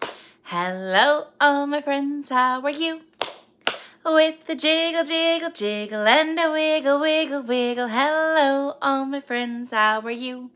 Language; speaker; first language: English; native; English